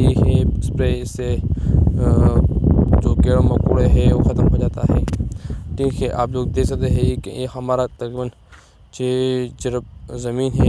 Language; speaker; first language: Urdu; non-native, local second language; Pashto